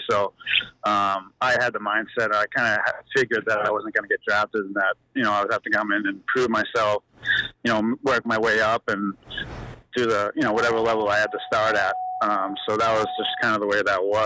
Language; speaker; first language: English; native; English